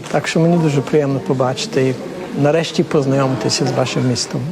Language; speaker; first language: Ukrainian; early bilingual, heritage; Ukrainian